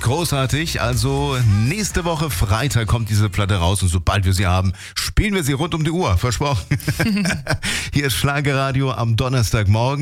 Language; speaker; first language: German; native; German